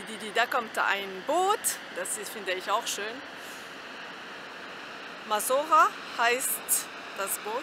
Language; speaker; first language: German; non-native, fluent; French